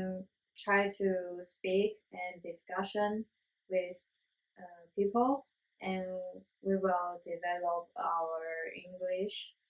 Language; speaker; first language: English; non-native, learner; Chinese